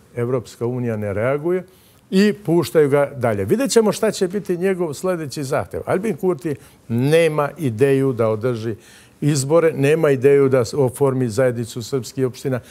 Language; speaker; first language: Bosnian; non-native, local second language; Albanian